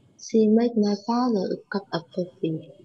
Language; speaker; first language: English; non-native, learner; Vietnamese